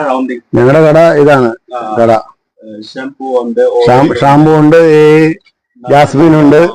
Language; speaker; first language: Malayalam; non-native, learner; Assamese